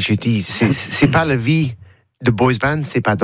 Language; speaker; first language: French; non-native, learner; English